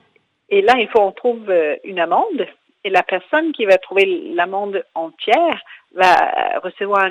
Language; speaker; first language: French; non-native, fluent; Danish